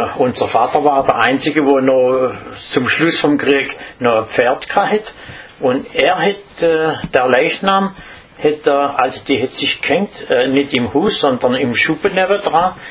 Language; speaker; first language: German; native; German